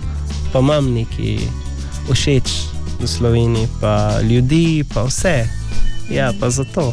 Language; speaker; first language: Slovenian; non-native, learner; Arabic